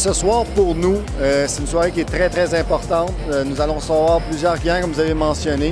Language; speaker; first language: French; native; French